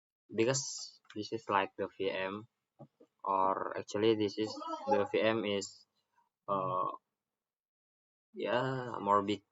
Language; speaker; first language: English; non-native, learner; Indonesian